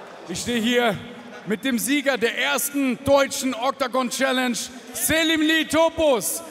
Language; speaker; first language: German; native; German